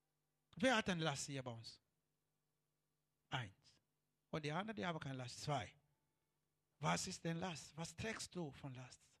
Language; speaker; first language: German; non-native, learner; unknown